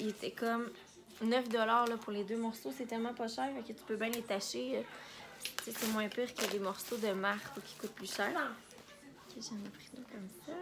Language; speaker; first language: French; native; French